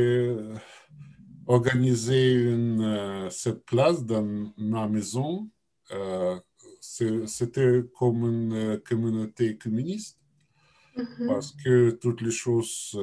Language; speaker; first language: French; non-native, learner; Russian